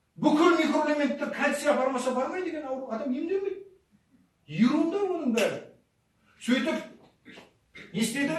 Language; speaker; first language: Russian; non-native, local second language; Kazakh